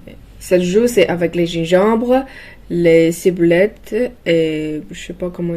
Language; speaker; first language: French; non-native, learner; Chinese